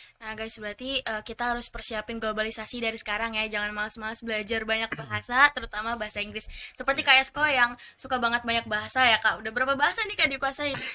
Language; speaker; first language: Indonesian; native; Indonesian